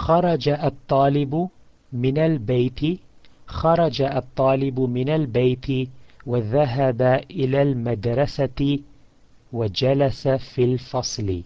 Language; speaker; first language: Arabic; non-native, fluent; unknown